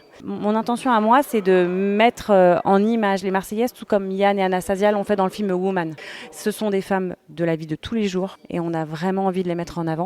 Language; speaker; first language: French; native; French